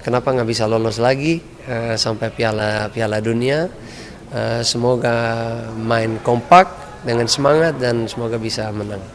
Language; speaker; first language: Indonesian; non-native, fluent; Dutch